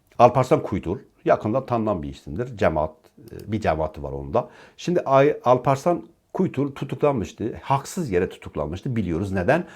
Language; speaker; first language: Turkish; native; Turkish